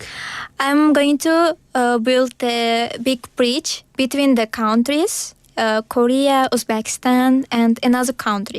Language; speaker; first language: English; non-native, learner; Uzbek